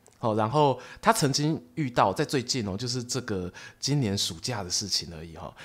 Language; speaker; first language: Chinese; native; Chinese